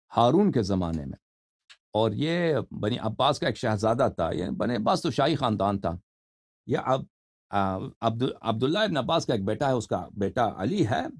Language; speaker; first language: Urdu; native; Urdu